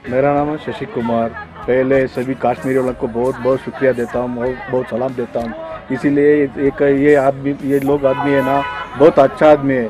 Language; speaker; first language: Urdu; non-native, local second language; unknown